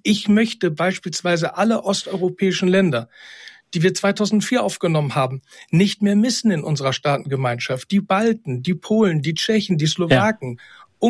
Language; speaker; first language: German; native; German